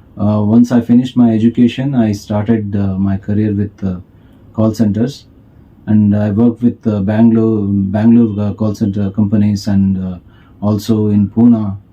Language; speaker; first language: English; non-native, local second language; Kannada